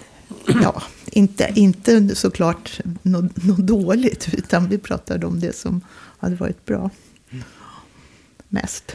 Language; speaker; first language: Swedish; native; Swedish